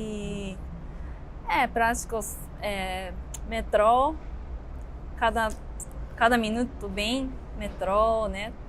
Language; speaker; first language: Portuguese; non-native, learner; Japanese